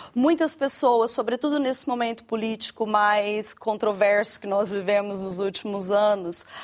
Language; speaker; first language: Portuguese; native; Portuguese